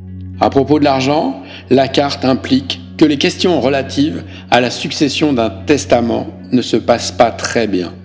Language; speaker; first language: French; native; French